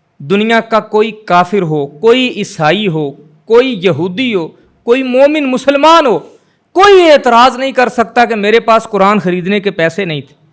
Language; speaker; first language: Urdu; non-native, local second language; Punjabi